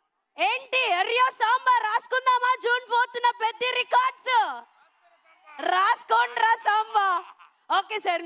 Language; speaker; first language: Telugu; native; Telugu